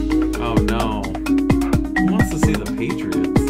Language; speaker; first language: English; native; English